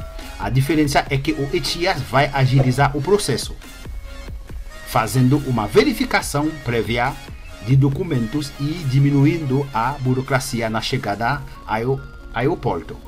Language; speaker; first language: Portuguese; non-native, learner; Haitian Creole